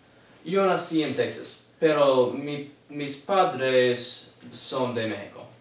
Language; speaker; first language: Spanish; non-native, learner; English